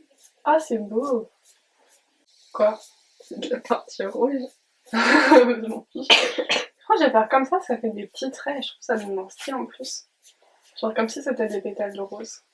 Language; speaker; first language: French; native; French